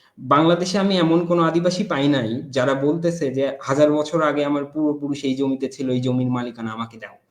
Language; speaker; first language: Bangla; non-native, local second language; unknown